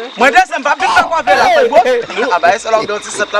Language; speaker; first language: Haitian Creole; native; Haitian Creole